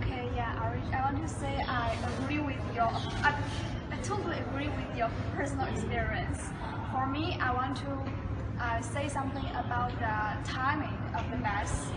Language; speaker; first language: English; non-native, learner; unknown